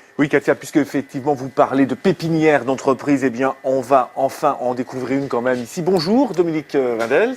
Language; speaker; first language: French; native; French